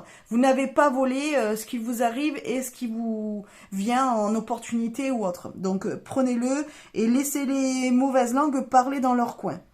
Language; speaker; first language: French; native; French